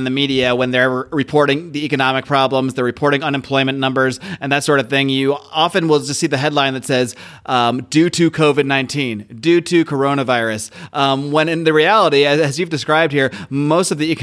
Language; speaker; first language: English; native; English